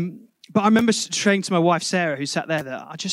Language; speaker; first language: English; native; English